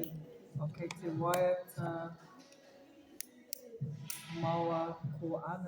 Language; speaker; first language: Māori; non-native, local second language; English